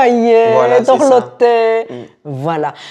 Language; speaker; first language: French; non-native, fluent; Korean